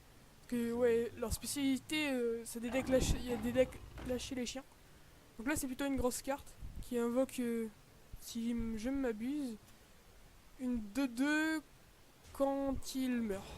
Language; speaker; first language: French; native; French